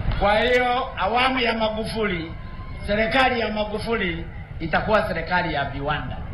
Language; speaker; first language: Swahili; non-native, local second language; Sukuma